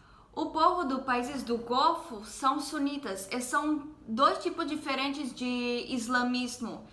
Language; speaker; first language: Portuguese; non-native, fluent; Hebrew